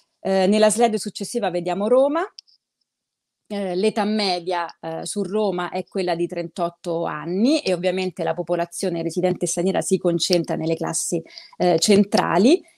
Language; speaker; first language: Italian; native; Italian